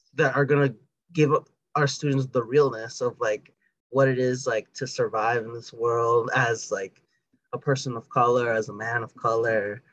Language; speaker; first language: English; early bilingual, other home language; Spanish